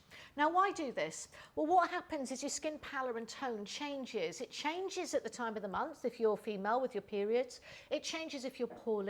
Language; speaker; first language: English; native; English